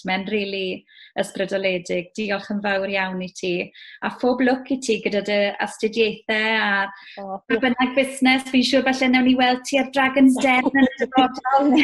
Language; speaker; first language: Welsh; native; Welsh